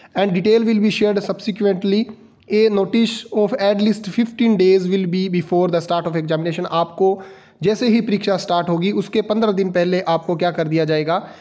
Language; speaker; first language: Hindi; non-native, local second language; Punjabi